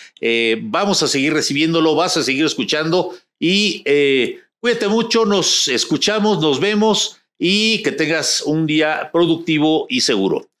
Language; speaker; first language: Spanish; native; Spanish